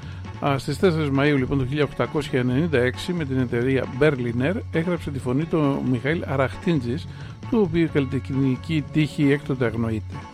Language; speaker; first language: Greek; native; Greek